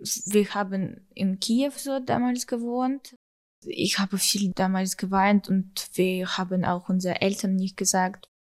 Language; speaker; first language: German; non-native, fluent; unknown